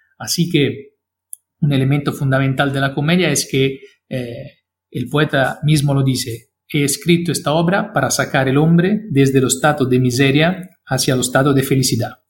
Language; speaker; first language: Spanish; non-native, fluent; Italian